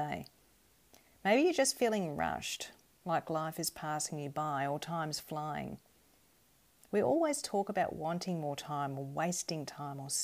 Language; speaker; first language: English; native; English